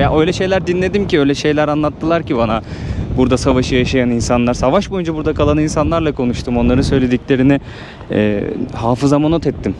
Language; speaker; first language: Turkish; native; Turkish